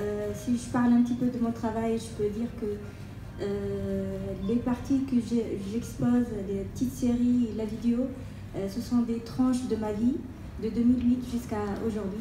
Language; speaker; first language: French; non-native, local second language; Arabic